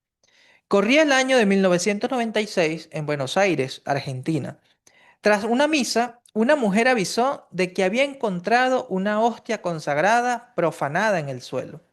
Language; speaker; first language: Spanish; native; Spanish